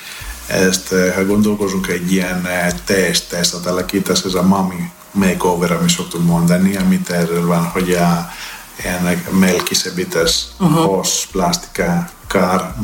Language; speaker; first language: Hungarian; non-native, fluent; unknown